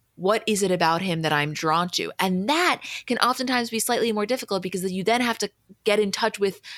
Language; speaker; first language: English; native; English